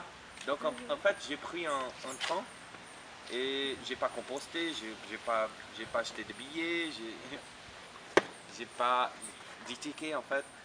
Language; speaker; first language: French; non-native, fluent; Portuguese